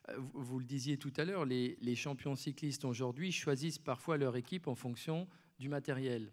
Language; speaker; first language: French; native; French